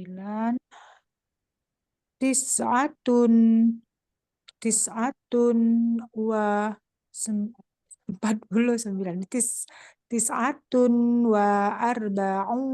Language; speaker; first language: Arabic; non-native, learner; Indonesian